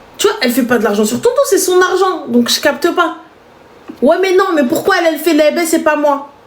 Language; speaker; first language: French; native; French